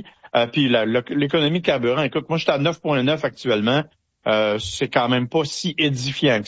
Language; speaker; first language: French; native; French